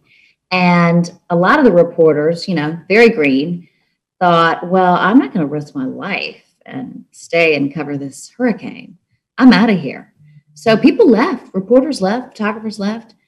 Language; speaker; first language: English; native; English